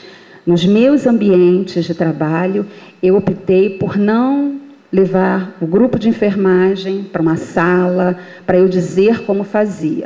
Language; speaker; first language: Portuguese; native; Portuguese